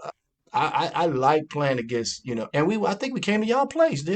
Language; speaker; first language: English; native; English